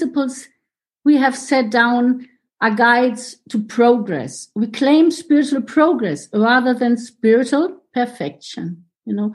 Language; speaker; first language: English; non-native, fluent; German